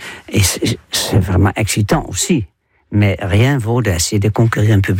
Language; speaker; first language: French; non-native, fluent; Dutch